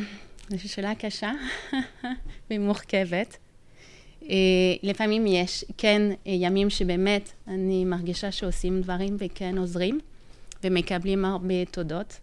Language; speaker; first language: Hebrew; non-native, fluent; French